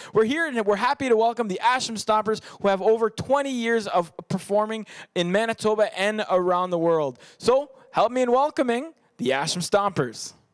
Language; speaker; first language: English; non-native, local second language; French